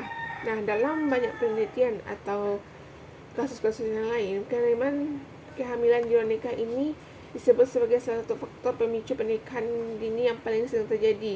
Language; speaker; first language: Indonesian; native; Indonesian